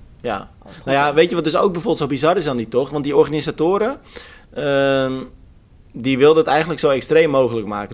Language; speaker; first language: Dutch; native; Dutch